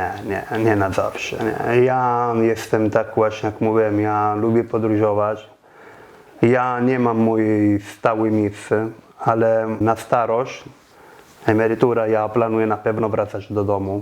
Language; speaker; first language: Polish; non-native, fluent; Italian